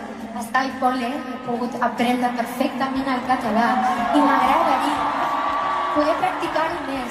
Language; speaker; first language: Catalan; non-native, local second language; Spanish